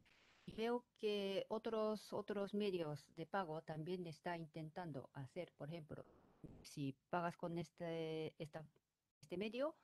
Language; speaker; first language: Spanish; non-native, fluent; Japanese